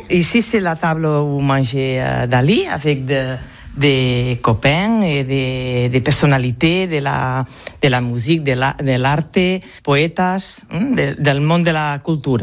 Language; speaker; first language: French; non-native, learner; Catalan